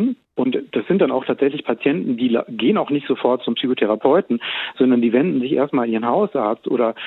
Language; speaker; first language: German; native; German